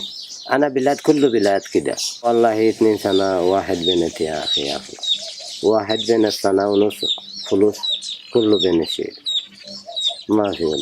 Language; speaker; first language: Arabic; non-native, learner; Bangla